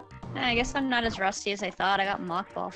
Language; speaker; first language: English; native; English